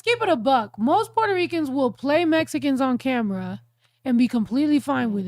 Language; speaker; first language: English; early bilingual, other home language; Spanish